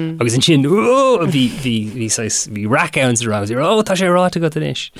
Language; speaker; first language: Irish; non-native, local second language; English